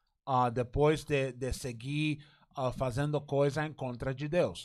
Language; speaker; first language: Portuguese; non-native, learner; Spanish